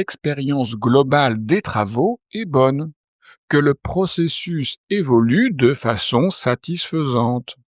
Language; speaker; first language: French; native; French